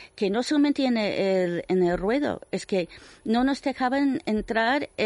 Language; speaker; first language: Spanish; non-native, fluent; English